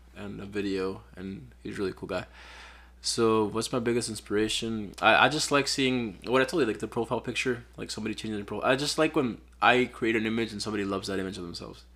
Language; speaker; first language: English; non-native, fluent; Spanish